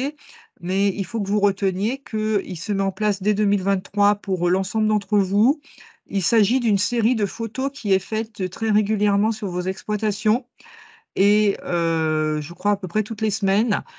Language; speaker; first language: French; native; French